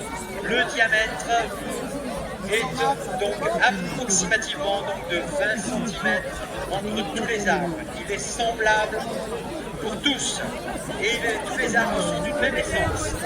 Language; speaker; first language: French; native; French